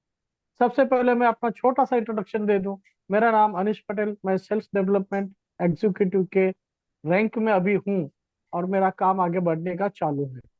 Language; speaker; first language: Hindi; native; Hindi